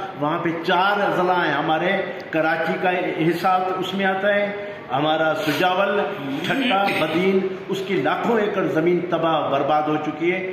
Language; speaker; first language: Urdu; non-native, local second language; Sindhi